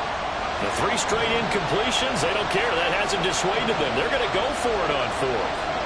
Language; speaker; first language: English; native; English